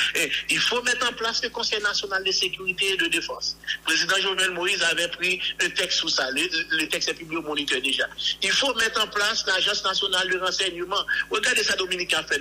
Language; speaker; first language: French; non-native, local second language; Haitian Creole